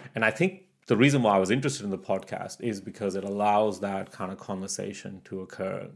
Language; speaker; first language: English; native; English